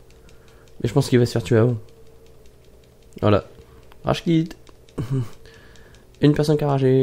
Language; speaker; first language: French; native; French